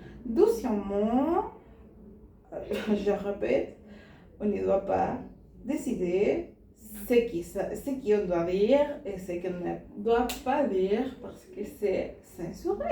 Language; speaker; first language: French; non-native, learner; Spanish